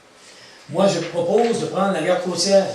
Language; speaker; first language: French; native; French